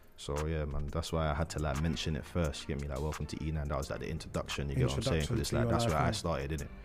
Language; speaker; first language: English; native; English